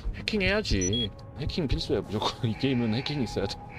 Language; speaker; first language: Korean; native; Korean